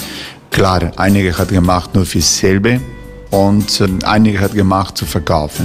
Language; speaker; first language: German; non-native, fluent; Croatian